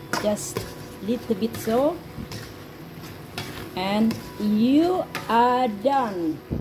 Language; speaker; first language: English; non-native, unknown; Indonesian